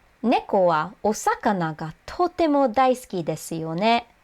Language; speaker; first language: Japanese; non-native, fluent; English